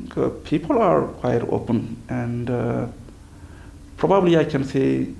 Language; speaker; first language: English; non-native, fluent; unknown